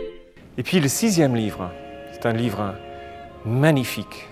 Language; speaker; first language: French; non-native, fluent; English